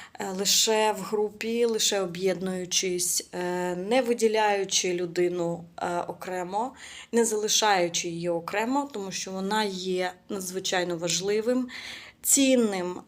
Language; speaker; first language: Ukrainian; native; Ukrainian